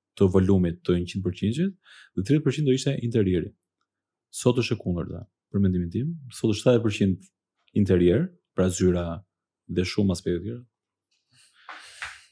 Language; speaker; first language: Albanian; early bilingual, heritage; Albanian